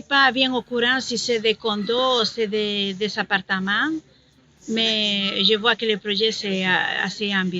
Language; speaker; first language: French; non-native, fluent; Spanish